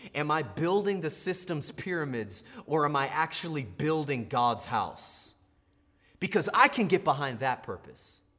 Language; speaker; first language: English; native; English